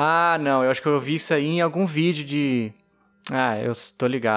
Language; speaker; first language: Portuguese; native; Portuguese